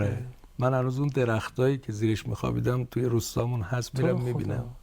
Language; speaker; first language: Persian; native; Persian